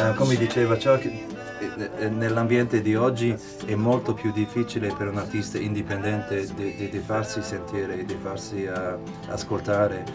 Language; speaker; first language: Italian; non-native, fluent; English